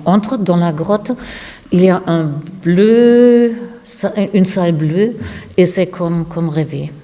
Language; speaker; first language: French; non-native, learner; German